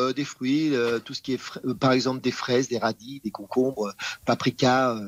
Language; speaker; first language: French; non-native, fluent; Dutch